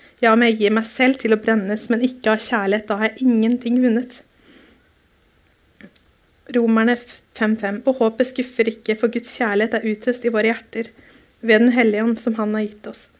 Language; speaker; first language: Norwegian; native; Norwegian